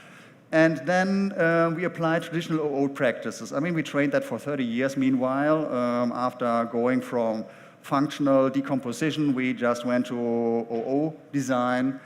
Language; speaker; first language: English; non-native, fluent; German